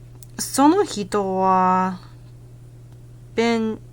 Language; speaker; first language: Japanese; non-native, learner; English